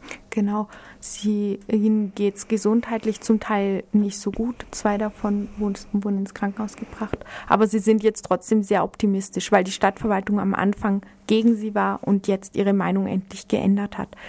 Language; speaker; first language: German; native; German